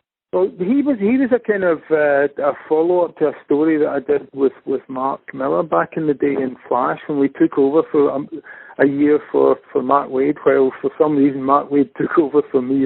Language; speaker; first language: English; native; English